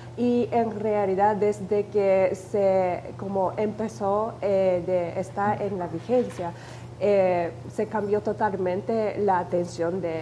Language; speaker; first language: Spanish; non-native, fluent; Japanese